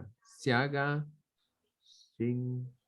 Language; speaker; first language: Chinese; non-native, learner; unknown